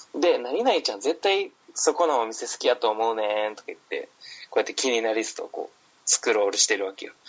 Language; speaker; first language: Japanese; native; Japanese